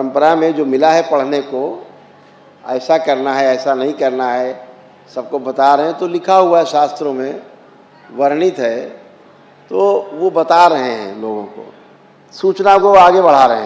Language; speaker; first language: Hindi; native; Hindi